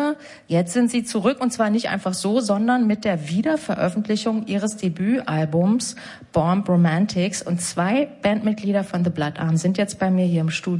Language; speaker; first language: German; native; German